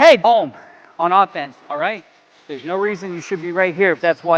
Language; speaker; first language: English; native; English